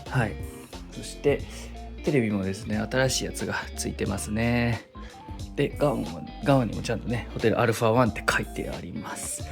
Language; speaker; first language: Japanese; native; Japanese